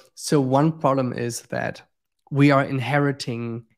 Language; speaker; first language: English; non-native, fluent; German